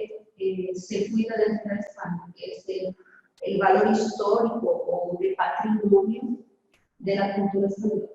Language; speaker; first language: Spanish; non-native, fluent; Portuguese